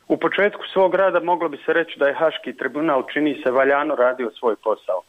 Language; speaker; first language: Serbian; native; Serbian